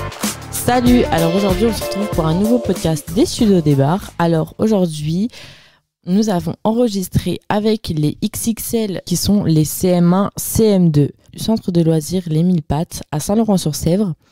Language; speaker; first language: French; native; French